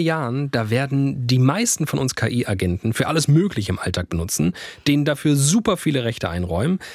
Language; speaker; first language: German; native; German